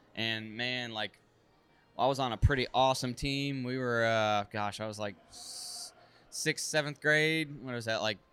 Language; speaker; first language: English; native; English